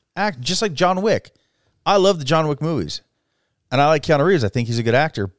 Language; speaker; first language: English; native; English